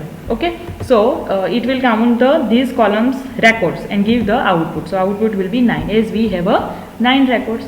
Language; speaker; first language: English; non-native, local second language; Gujarati